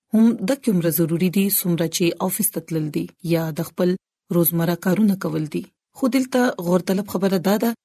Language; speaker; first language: Pashto; non-native, local second language; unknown